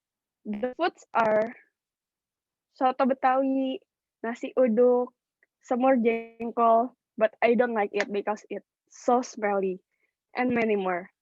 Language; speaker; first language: English; non-native, local second language; Indonesian